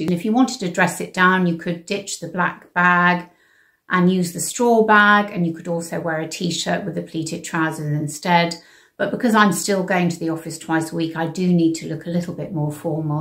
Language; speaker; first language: English; native; English